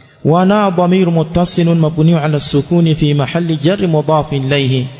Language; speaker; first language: Arabic; non-native, fluent; Swahili